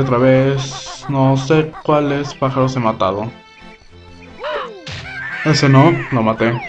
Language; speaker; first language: Spanish; native; Spanish